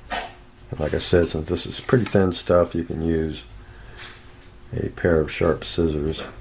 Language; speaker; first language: English; native; English